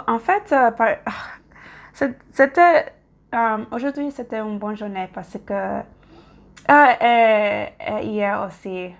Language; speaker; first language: French; non-native, learner; English